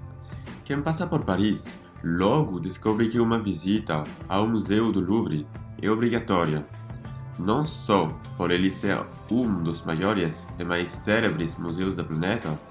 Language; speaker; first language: Portuguese; non-native, fluent; French